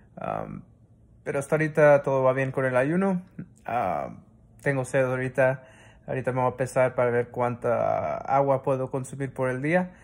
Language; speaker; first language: Spanish; early bilingual, heritage; Spanish